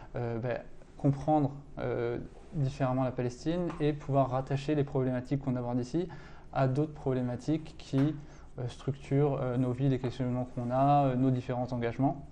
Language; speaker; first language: French; native; French